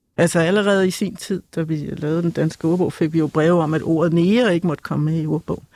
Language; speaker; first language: Danish; native; Danish